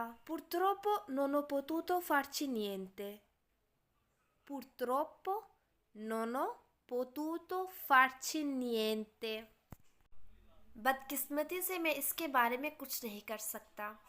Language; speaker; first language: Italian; non-native, fluent; Urdu